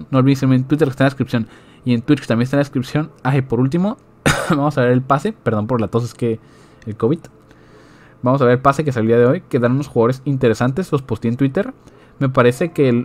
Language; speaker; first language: Spanish; native; Spanish